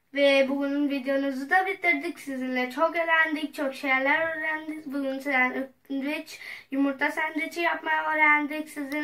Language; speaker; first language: Turkish; non-native, learner; Urdu